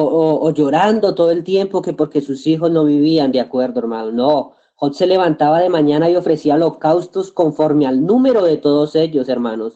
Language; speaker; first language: Spanish; native; Spanish